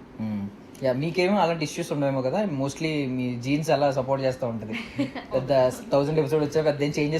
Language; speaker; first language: Telugu; native; Telugu